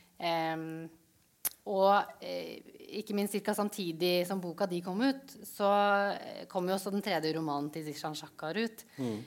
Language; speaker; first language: Norwegian; early bilingual, other home language; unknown